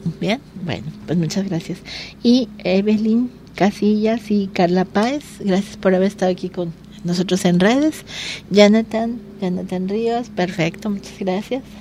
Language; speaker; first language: Spanish; native; Spanish